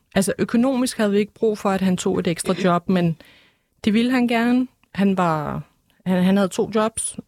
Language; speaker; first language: Danish; early bilingual, other home language; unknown